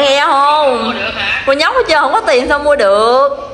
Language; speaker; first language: Vietnamese; native; Vietnamese